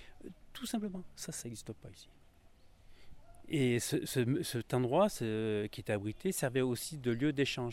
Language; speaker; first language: French; native; French